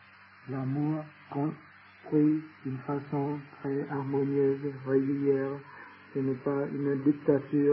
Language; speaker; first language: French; non-native, fluent; Vietnamese